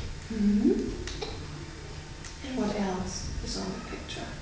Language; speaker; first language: English; non-native, fluent; German